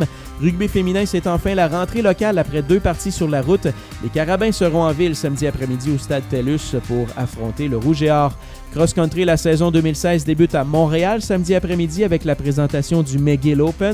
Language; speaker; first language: French; native; French